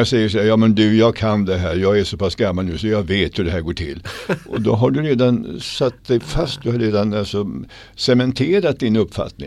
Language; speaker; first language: Swedish; native; Swedish